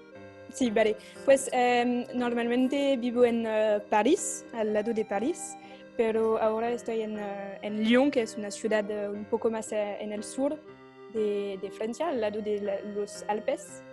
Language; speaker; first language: Spanish; non-native, fluent; French